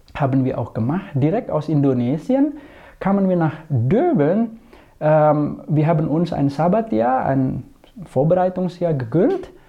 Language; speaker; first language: German; non-native, fluent; Indonesian